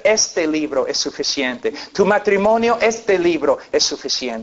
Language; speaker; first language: Spanish; non-native, fluent; English